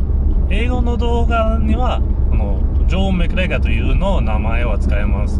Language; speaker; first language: Japanese; non-native, fluent; English